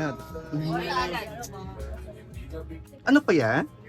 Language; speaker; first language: Filipino; non-native, fluent; Japanese